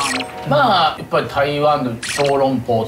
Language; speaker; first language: Japanese; native; Japanese